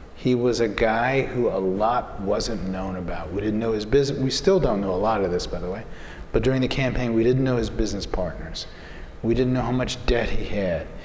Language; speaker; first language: English; native; English